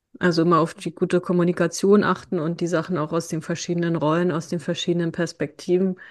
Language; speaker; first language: German; native; German